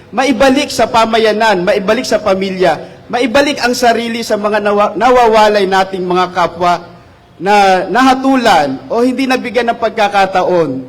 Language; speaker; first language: Filipino; native; Filipino